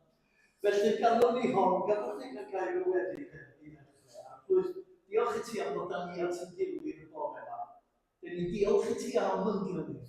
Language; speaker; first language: Welsh; native; Welsh